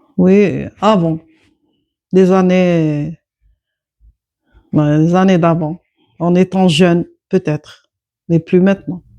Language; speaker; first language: French; non-native, local second language; Arabic